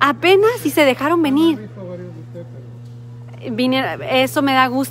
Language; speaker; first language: Spanish; native; Spanish